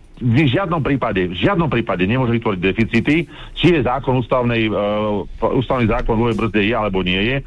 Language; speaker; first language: Slovak; native; Slovak